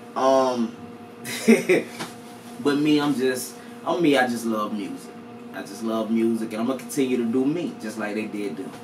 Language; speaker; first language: English; native; English